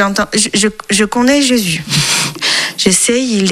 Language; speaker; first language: French; non-native, learner; Chinese